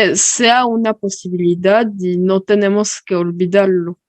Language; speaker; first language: Spanish; early bilingual, heritage; Spanish